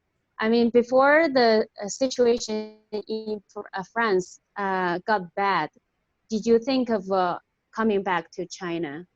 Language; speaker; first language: English; non-native, fluent; Chinese